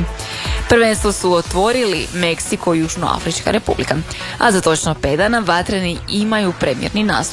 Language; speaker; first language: Serbian; native; Serbian